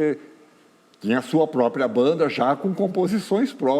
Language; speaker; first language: Portuguese; native; Portuguese